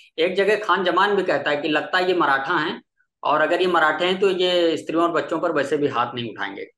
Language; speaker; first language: Hindi; native; Hindi